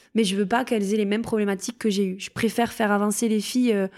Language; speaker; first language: French; native; French